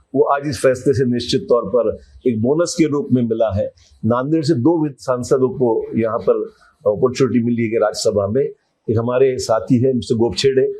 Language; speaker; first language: Hindi; non-native, local second language; Marathi